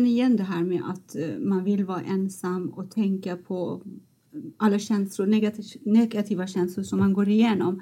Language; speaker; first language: Swedish; non-native, fluent; Persian